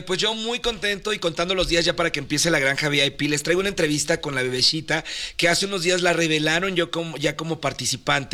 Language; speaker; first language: Spanish; native; Spanish